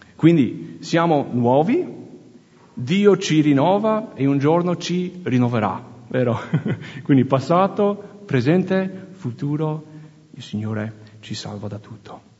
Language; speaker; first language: Italian; non-native, fluent; English